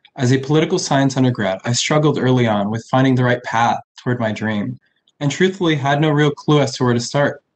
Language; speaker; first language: English; early bilingual, other home language; Spanish